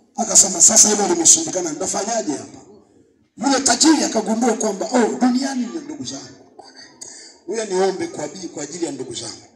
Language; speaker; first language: Swahili; native; Swahili